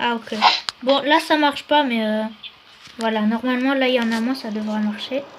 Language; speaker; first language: French; native; French